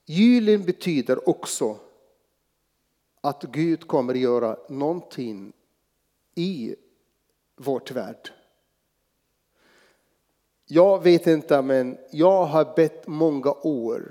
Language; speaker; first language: Swedish; non-native, fluent; Arabic